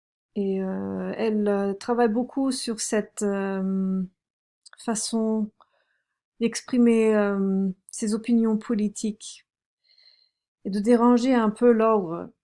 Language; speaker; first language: French; non-native, fluent; German